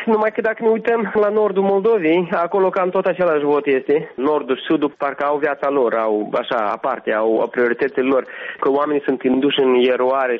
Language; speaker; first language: Romanian; non-native, local second language; Gagauz